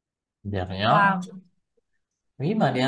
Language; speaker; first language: French; non-native, fluent; Portuguese